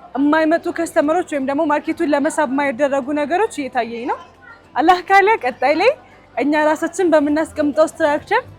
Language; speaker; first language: Amharic; native; Amharic